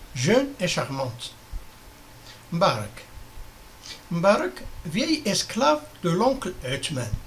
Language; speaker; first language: French; non-native, local second language; Arabic